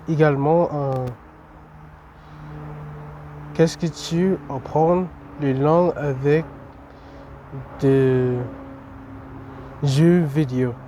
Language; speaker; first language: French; non-native, learner; English